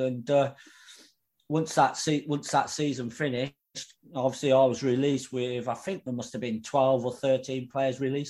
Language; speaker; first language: English; native; English